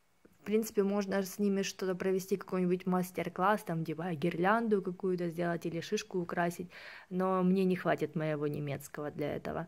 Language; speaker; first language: Russian; native; Russian